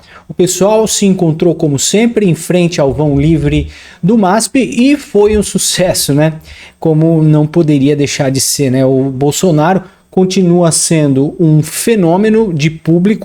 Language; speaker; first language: Portuguese; native; Portuguese